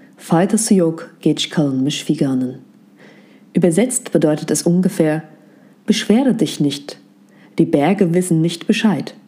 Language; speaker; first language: German; native; German